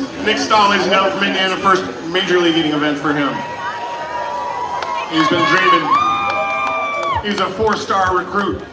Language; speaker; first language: English; native; English